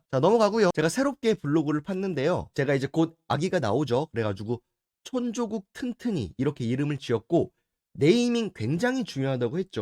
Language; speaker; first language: Korean; native; Korean